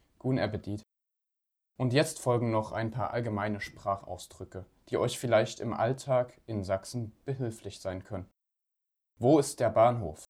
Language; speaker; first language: German; native; German